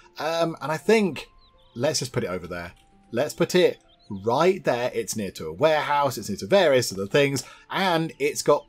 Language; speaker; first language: English; native; English